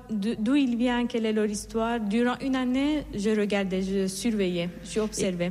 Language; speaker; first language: French; non-native, fluent; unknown